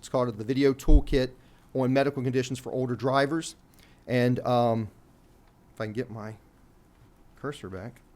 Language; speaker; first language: English; native; English